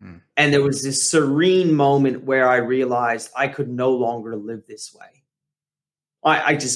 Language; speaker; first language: English; native; English